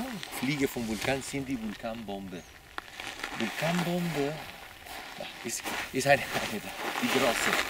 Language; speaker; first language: German; non-native, learner; Spanish